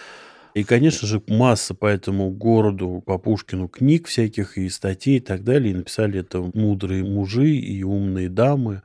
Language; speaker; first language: Russian; native; Russian